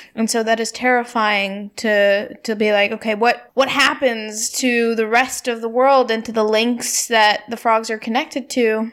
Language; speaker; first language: English; non-native, local second language; Hindi